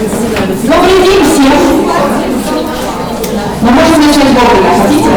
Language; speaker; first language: Russian; native; Russian